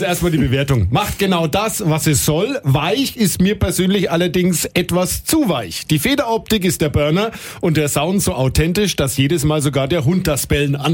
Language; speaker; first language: German; native; German